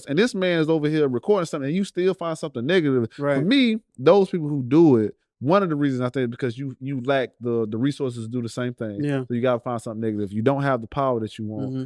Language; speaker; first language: English; native; English